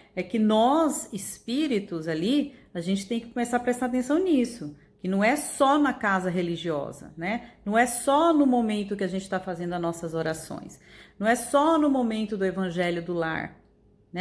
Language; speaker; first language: Portuguese; native; Portuguese